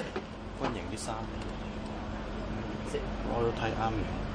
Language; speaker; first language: Cantonese; early bilingual, other home language; Thai